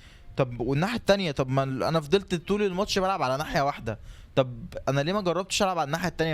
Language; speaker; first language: Arabic; native; Arabic